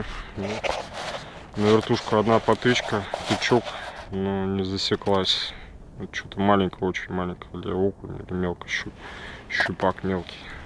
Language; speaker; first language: Russian; native; Russian